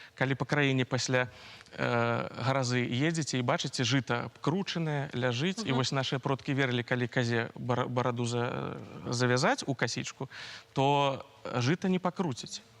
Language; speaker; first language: Belarusian; native; Belarusian